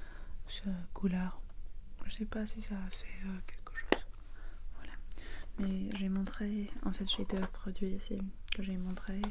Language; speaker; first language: French; non-native, learner; English